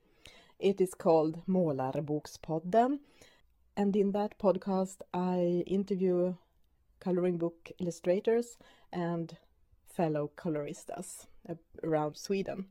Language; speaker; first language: English; non-native, fluent; Swedish